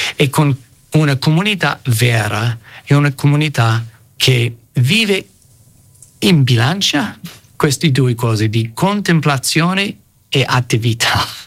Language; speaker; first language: Italian; non-native, fluent; English